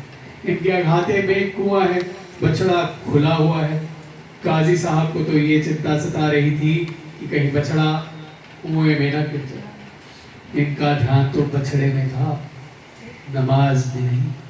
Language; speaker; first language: Hindi; native; Hindi